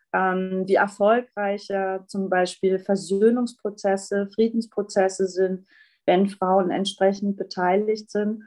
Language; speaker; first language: German; native; German